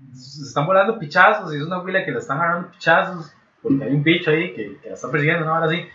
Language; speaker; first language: Spanish; native; Spanish